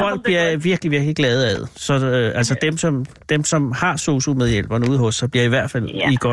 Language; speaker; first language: Danish; native; Danish